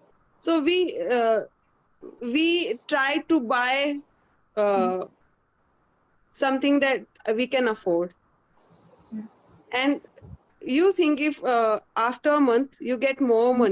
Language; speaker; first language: English; non-native, learner; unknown